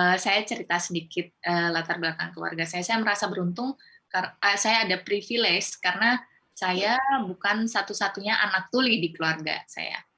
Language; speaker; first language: Indonesian; non-native, local second language; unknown